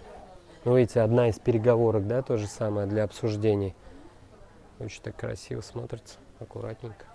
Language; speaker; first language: Russian; native; Russian